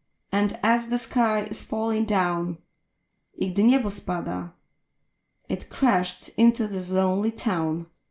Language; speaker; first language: English; non-native, fluent; Polish